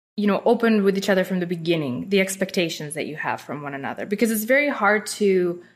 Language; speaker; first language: English; non-native, fluent; Russian